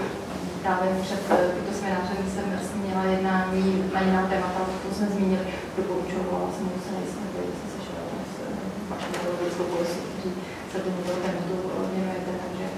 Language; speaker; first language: Czech; native; Czech